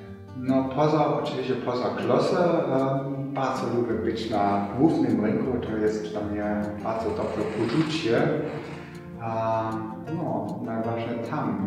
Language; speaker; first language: Polish; non-native, learner; German